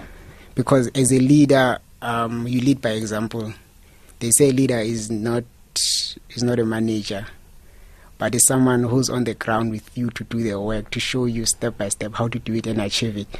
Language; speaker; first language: English; non-native, local second language; Xhosa